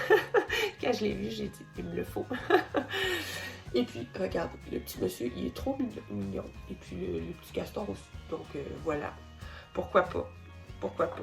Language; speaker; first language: French; native; French